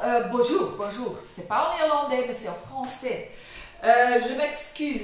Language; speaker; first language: French; non-native, local second language; Dutch